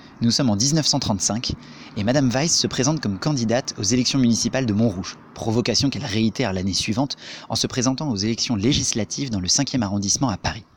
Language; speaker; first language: French; native; French